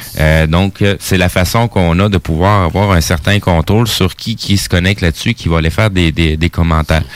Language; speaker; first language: French; native; French